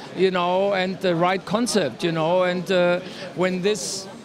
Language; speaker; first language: English; non-native, fluent; German